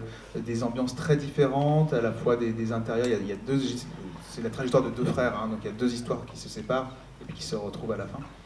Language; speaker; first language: French; native; French